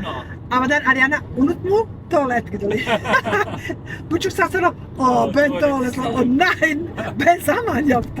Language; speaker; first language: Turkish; non-native, learner; Bosnian